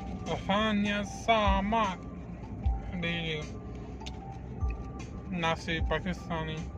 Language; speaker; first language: Indonesian; non-native, learner; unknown